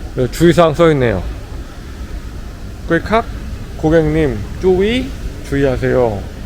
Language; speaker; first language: Korean; native; Korean